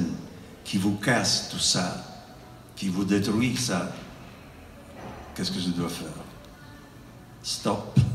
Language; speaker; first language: French; non-native, fluent; Italian